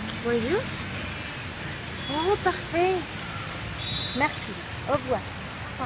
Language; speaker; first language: French; non-native, learner; Spanish